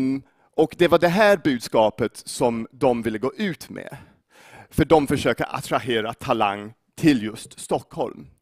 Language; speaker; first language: Swedish; non-native, fluent; English